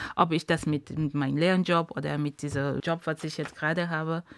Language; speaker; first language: German; non-native, fluent; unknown